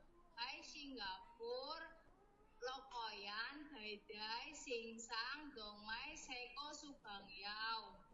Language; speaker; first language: Cantonese; non-native, learner; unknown